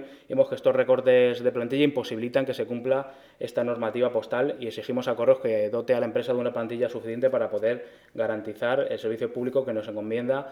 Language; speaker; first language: Spanish; native; Spanish